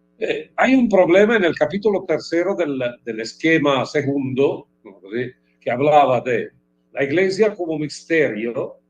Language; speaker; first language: Spanish; non-native, fluent; Italian